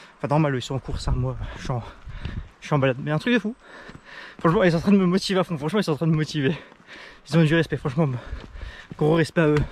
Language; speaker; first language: French; native; French